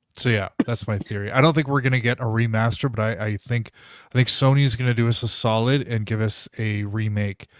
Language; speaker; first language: English; native; English